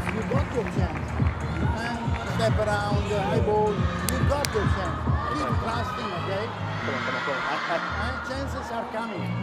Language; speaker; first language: English; non-native, fluent; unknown